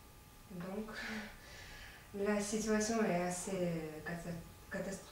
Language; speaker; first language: French; non-native, learner; Latvian